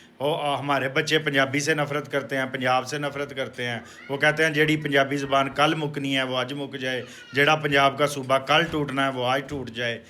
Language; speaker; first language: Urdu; non-native, local second language; Punjabi